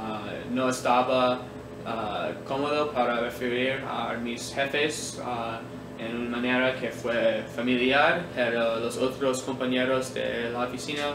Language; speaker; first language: Spanish; non-native, learner; English